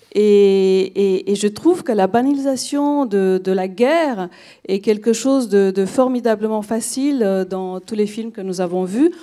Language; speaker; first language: French; non-native, fluent; Romanian